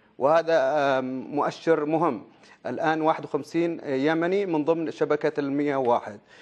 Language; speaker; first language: Arabic; native; Arabic